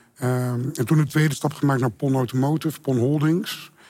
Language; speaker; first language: Dutch; native; Dutch